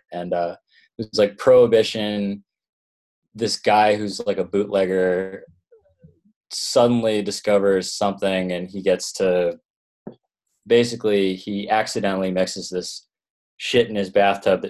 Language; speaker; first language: English; native; English